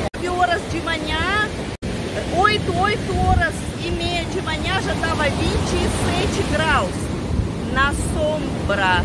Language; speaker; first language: Portuguese; non-native, learner; Russian